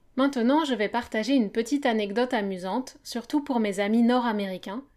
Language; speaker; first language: French; native; French